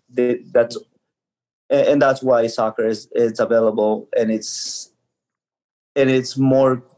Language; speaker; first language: English; early bilingual, other home language; Spanish